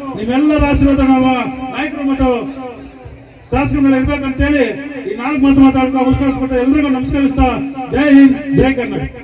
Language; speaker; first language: Kannada; native; Kannada